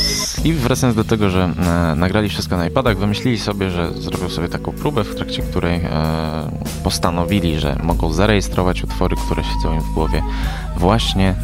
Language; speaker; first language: Polish; native; Polish